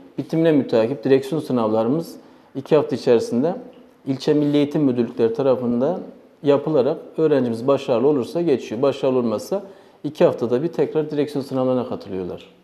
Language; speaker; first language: Turkish; early bilingual, heritage; Turkish